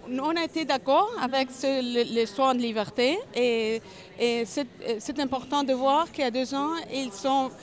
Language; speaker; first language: French; non-native, learner; Spanish